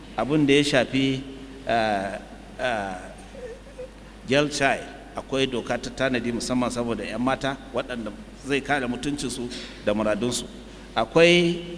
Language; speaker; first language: Hausa; native; Hausa